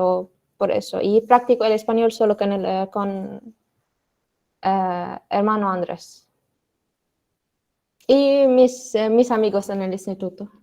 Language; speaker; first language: Spanish; non-native, learner; Arabic